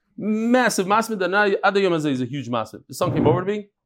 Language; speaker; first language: English; native; English